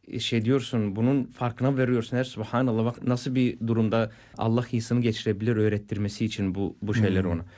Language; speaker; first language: Turkish; non-native, fluent; Bulgarian